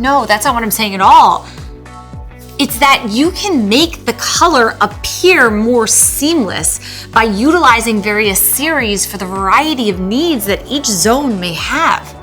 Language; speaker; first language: English; native; English